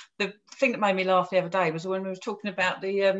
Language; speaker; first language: English; native; English